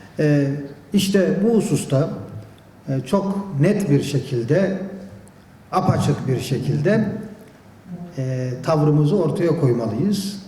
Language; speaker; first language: Turkish; native; Turkish